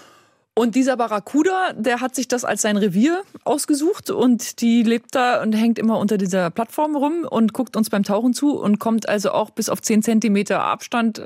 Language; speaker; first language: German; native; German